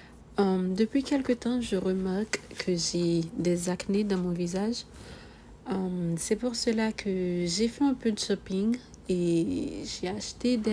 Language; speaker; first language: French; non-native, local second language; Haitian Creole